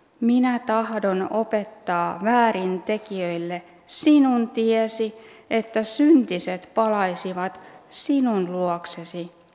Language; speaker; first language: Finnish; native; Finnish